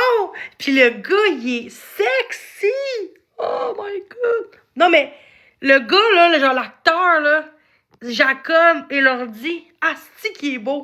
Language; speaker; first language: French; native; French